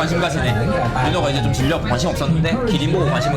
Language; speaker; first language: Korean; native; Korean